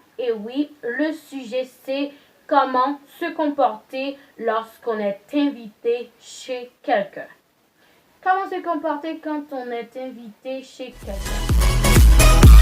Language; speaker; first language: French; non-native, local second language; Haitian Creole